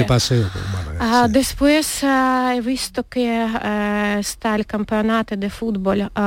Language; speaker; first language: Spanish; non-native, learner; Ukrainian